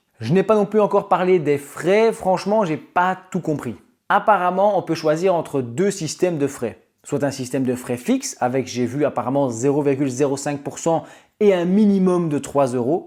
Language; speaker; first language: French; native; French